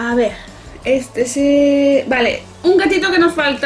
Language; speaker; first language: Spanish; native; Spanish